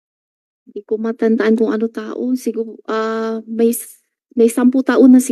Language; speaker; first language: Filipino; non-native, learner; Chinese